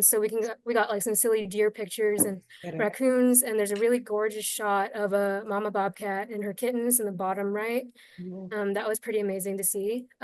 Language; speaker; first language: English; native; English